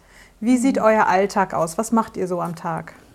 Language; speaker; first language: German; native; German